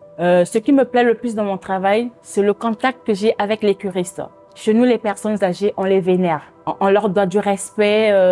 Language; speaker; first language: French; non-native, local second language; Lingala